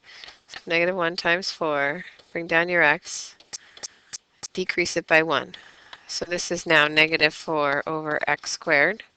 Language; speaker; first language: English; native; English